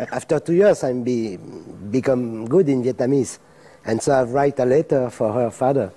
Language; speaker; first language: English; non-native, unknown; French